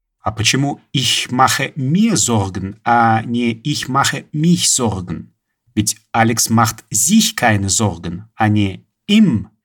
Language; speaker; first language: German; non-native, fluent; Russian